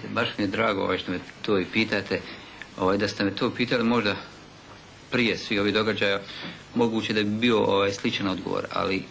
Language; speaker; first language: Bosnian; native; Bosnian